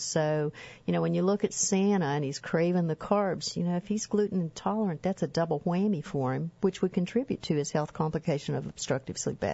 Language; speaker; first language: English; native; English